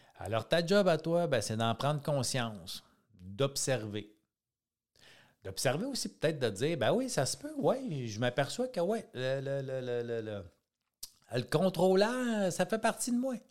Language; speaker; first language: French; native; French